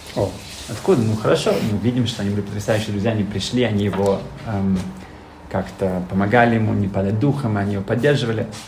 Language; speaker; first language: Russian; early bilingual, heritage; Russian